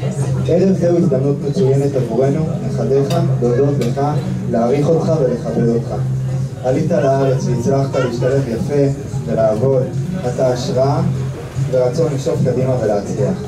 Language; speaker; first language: Hebrew; early bilingual, other home language; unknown